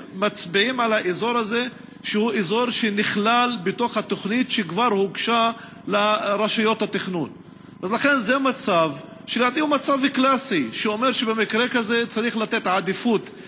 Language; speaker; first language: Hebrew; non-native, local second language; Arabic